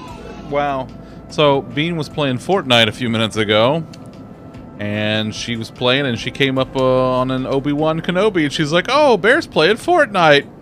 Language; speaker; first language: English; native; English